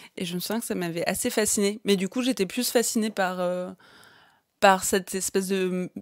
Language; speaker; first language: French; early bilingual, other home language; German